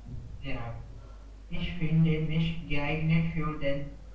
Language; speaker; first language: German; non-native, learner; Hindi